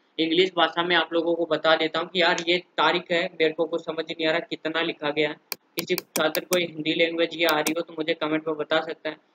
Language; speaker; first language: Hindi; native; Hindi